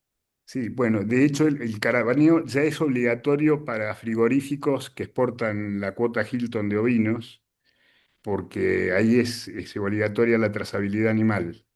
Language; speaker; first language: Spanish; native; Spanish